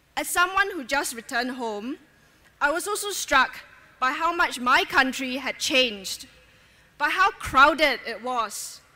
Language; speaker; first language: English; native; English